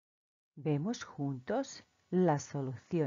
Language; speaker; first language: Spanish; non-native, fluent; Croatian